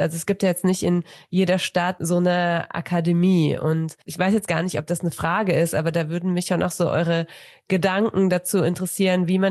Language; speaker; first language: German; native; German